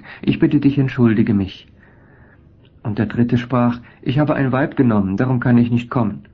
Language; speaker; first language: German; native; German